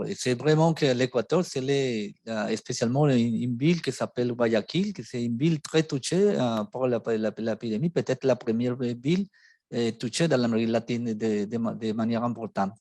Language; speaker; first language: French; non-native, fluent; Spanish